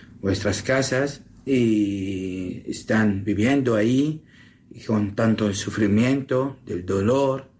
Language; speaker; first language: Spanish; non-native, learner; Assyrian Neo-Aramaic